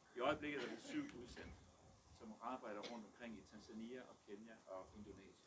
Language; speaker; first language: Danish; early bilingual, other home language; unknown